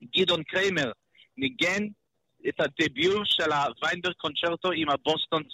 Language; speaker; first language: Hebrew; non-native, learner; English